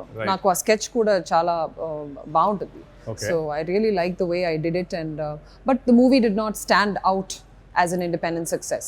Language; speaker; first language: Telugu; non-native, fluent; Malayalam